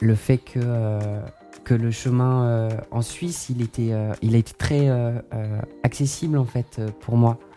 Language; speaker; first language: French; native; French